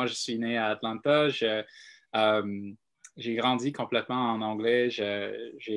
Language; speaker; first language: French; non-native, fluent; English